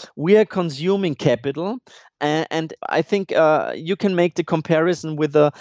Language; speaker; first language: English; non-native, fluent; German